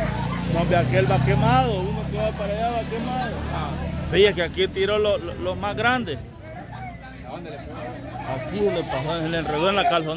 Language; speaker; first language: Spanish; native; Spanish